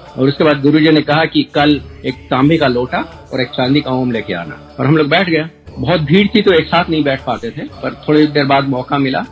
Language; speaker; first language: Hindi; native; Hindi